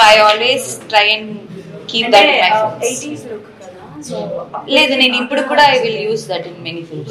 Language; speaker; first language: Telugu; non-native, fluent; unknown